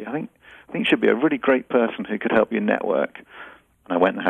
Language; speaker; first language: English; native; English